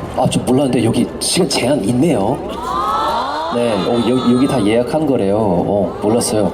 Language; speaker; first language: Korean; non-native, fluent; English